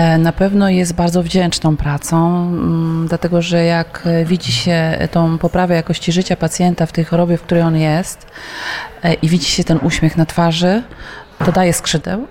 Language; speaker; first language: Polish; native; Polish